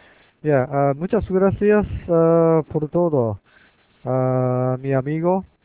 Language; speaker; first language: Spanish; non-native, learner; Japanese